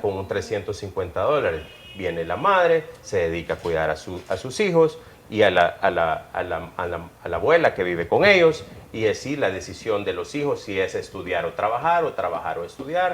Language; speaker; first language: Spanish; native; Spanish